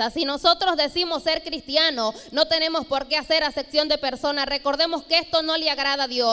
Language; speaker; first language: Spanish; native; Spanish